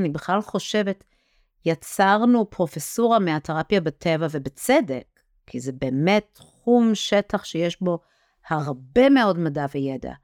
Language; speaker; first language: Hebrew; early bilingual, other home language; English